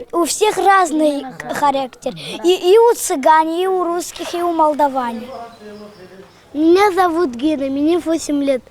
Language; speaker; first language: Russian; non-native, local second language; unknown